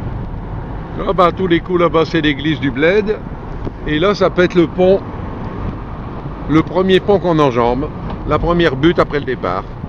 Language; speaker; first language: French; native; French